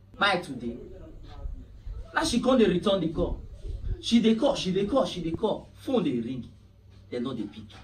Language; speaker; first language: Nigerian Pidgin; native; Nigerian Pidgin